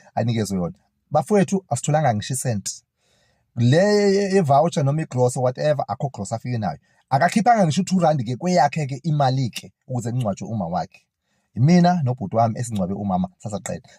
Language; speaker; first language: Zulu; native; Zulu